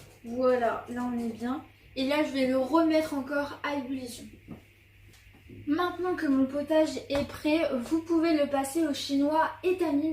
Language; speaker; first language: French; native; French